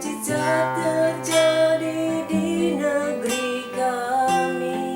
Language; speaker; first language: Indonesian; native; Indonesian